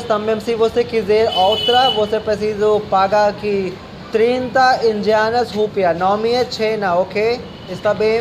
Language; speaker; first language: Portuguese; non-native, learner; Hindi